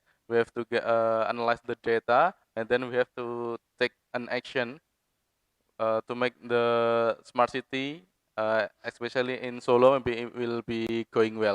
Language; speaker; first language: English; non-native, fluent; Indonesian